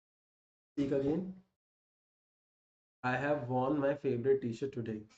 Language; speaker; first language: English; non-native, local second language; Hindi